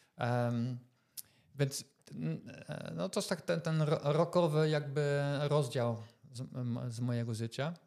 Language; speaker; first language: Polish; non-native, fluent; Dutch